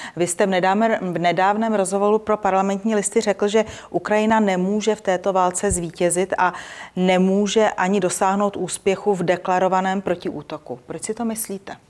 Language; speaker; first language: Czech; native; Czech